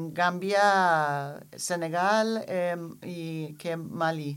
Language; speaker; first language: Greek; non-native, fluent; English